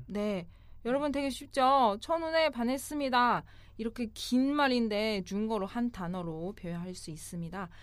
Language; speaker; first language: Korean; non-native, fluent; Chinese